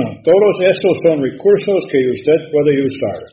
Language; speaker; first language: Spanish; non-native, learner; English